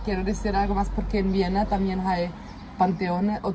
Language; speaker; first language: Spanish; non-native, fluent; German